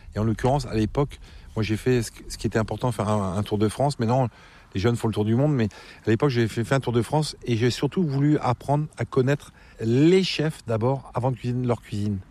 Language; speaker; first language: French; native; French